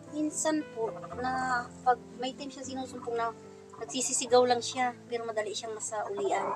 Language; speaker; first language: Filipino; non-native, local second language; Bikol